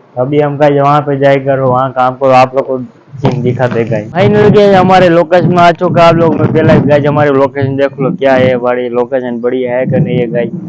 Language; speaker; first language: Hindi; non-native, local second language; Gujarati